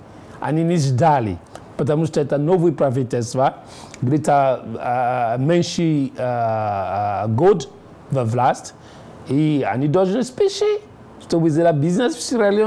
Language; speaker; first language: Russian; non-native, learner; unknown